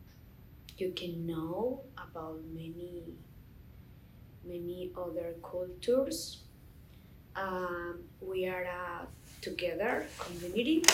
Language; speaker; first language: English; non-native, learner; Spanish